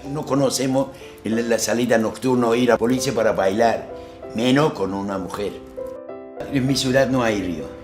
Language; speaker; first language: Spanish; non-native, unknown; Azerbaijani